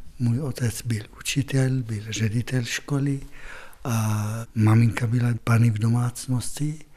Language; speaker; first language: Czech; non-native, fluent; Arabic